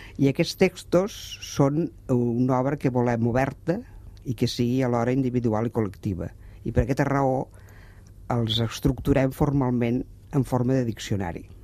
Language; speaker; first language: Catalan; native; Catalan